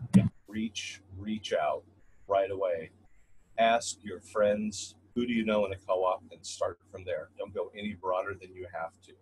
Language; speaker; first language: English; native; English